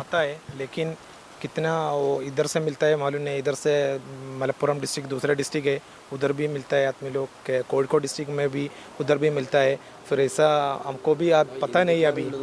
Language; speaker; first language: Hindi; non-native, local second language; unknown